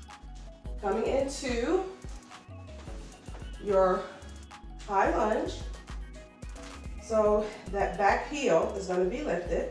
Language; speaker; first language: English; native; English